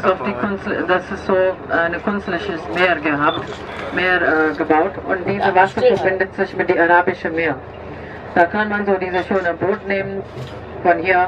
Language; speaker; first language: German; non-native, fluent; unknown